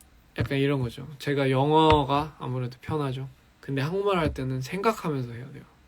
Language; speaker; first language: Korean; early bilingual, heritage; English